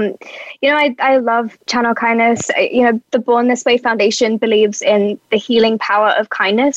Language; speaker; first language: English; native; English